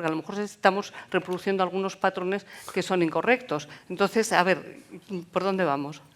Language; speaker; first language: Spanish; native; Spanish